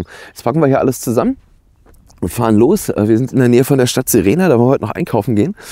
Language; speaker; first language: German; native; German